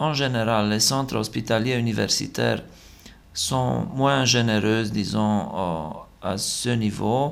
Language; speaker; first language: French; non-native, fluent; Romanian